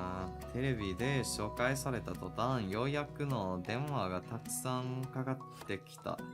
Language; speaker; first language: Japanese; non-native, learner; English